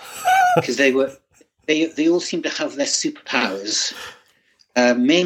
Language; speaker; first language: English; native; English